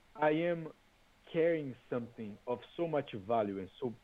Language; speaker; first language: English; non-native, fluent; Portuguese